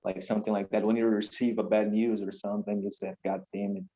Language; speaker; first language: English; non-native, fluent; Portuguese